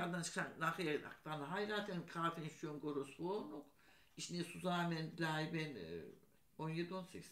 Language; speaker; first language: German; non-native, learner; Turkish